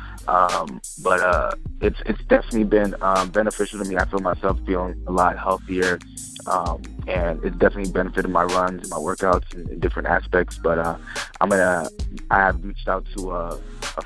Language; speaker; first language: English; native; English